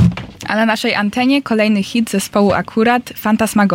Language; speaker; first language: Polish; early bilingual, heritage; Polish